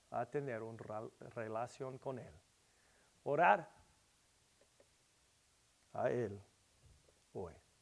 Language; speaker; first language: Spanish; non-native, learner; English